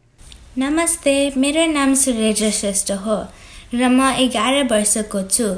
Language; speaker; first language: Nepali; early bilingual, heritage; Nepali